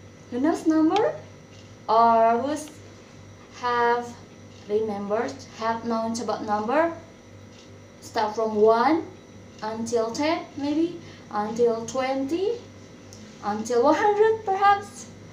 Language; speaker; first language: English; non-native, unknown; Indonesian